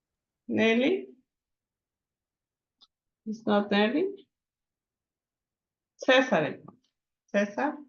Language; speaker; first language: English; non-native, fluent; Spanish